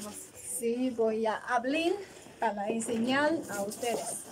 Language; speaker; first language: Spanish; non-native, learner; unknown